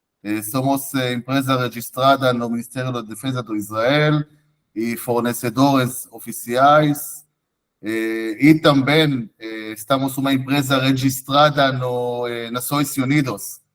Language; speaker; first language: Portuguese; non-native, fluent; Hebrew